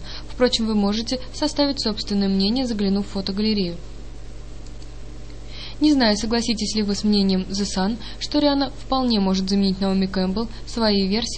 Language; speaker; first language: Russian; native; Russian